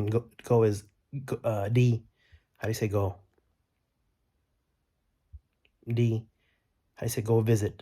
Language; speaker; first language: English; early bilingual, other home language; Vietnamese